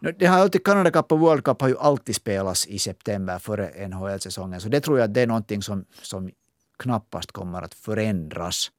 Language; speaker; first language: Swedish; native; Swedish